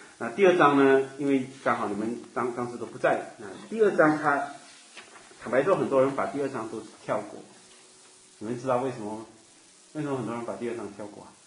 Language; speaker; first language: Chinese; native; Chinese